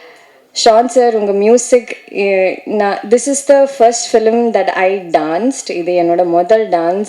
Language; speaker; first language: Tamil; non-native, learner; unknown